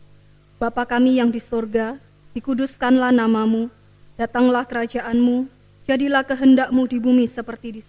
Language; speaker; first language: Indonesian; native; Indonesian